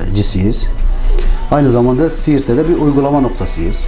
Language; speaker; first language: Turkish; native; Turkish